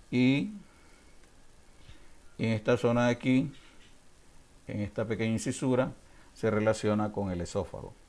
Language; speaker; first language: Spanish; native; Spanish